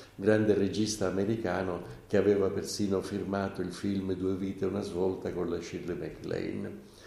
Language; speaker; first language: Italian; native; Italian